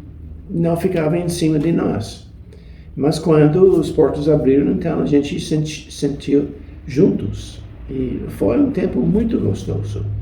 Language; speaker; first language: Portuguese; non-native, fluent; English